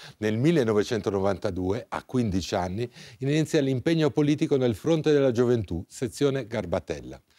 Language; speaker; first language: Italian; native; Italian